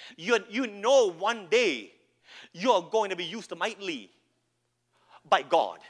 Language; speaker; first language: English; non-native, local second language; Malayalam